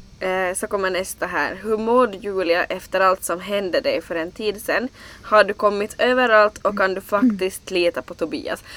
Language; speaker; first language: Swedish; native; Swedish